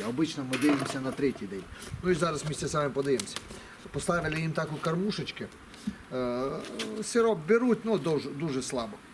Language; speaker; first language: Ukrainian; non-native, local second language; Russian